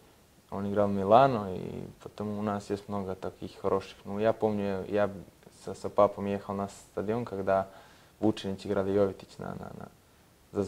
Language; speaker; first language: Russian; non-native, learner; Serbian